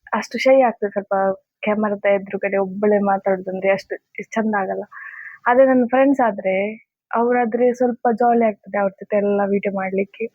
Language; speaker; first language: Kannada; native; Kannada